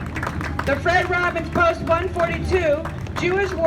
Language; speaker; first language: English; native; English